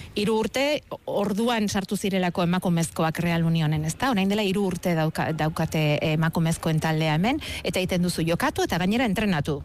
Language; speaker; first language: Basque; native; Basque